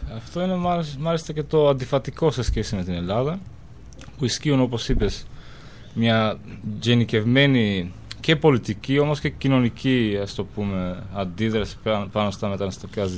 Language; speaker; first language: Greek; non-native, fluent; Albanian